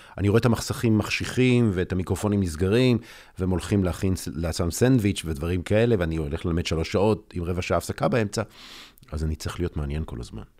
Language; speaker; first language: Hebrew; native; Hebrew